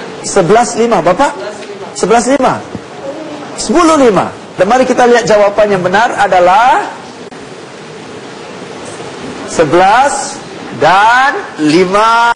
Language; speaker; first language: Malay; non-native, local second language; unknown